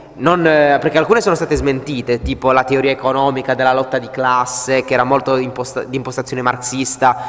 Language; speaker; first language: Italian; native; Italian